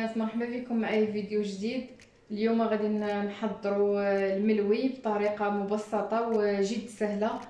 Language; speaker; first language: Arabic; native; Arabic